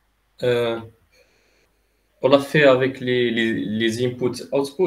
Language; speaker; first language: French; non-native, local second language; Arabic